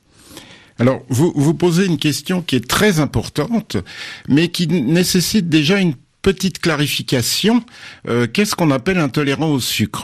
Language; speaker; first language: French; native; French